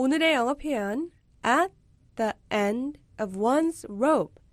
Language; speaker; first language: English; non-native, fluent; Korean